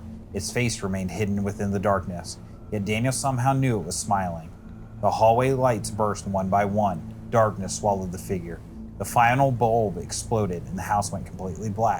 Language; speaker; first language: English; native; English